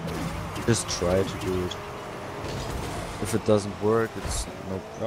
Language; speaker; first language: English; non-native, learner; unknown